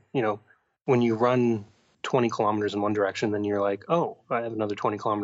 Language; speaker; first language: English; native; English